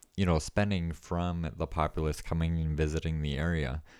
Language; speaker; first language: English; native; English